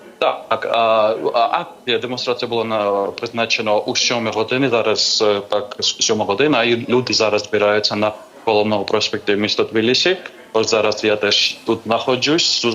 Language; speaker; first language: Ukrainian; non-native, fluent; Georgian